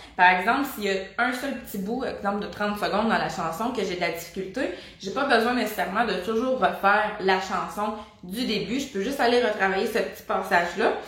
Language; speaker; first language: French; native; French